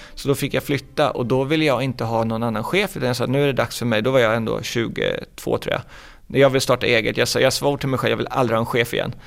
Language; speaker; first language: Swedish; native; Swedish